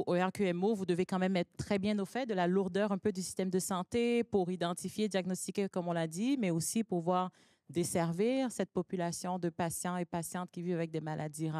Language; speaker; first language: French; native; French